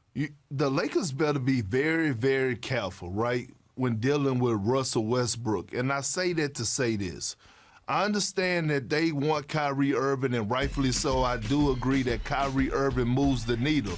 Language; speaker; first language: English; native; English